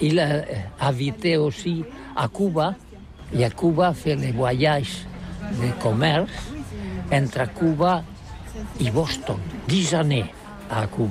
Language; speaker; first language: French; non-native, learner; Catalan